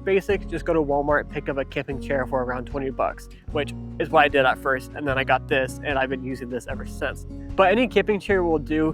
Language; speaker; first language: English; native; English